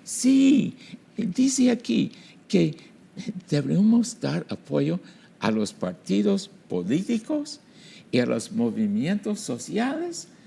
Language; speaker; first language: Spanish; non-native, fluent; English